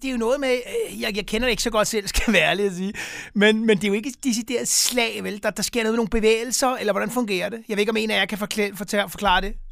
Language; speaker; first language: Danish; native; Danish